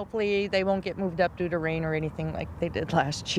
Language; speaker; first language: English; native; English